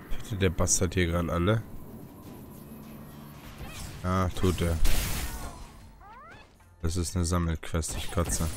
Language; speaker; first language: German; native; German